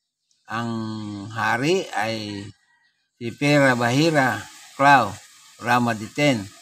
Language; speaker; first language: Filipino; native; Filipino